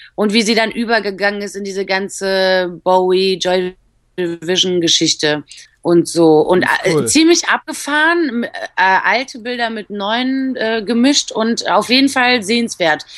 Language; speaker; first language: German; early bilingual, other home language; Polish